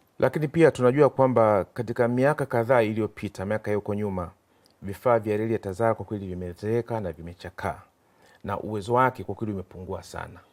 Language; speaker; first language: Swahili; native; Swahili